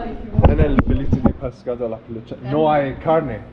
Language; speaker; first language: Spanish; non-native, learner; English